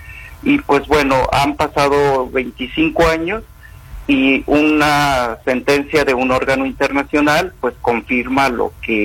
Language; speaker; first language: Spanish; native; Spanish